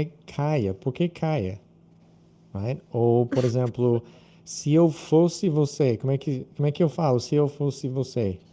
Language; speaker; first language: Portuguese; non-native, fluent; English